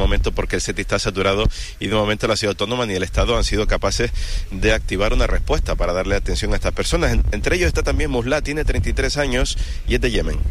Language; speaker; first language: Spanish; native; Spanish